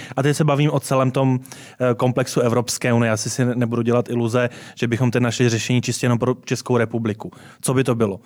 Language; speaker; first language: Czech; native; Czech